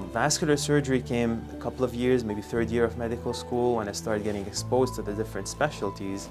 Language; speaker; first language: English; non-native, fluent; Arabic